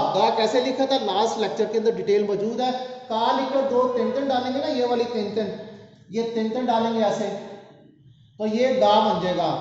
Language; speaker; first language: Urdu; native; Urdu